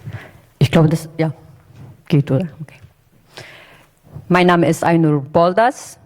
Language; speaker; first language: German; non-native, fluent; Turkish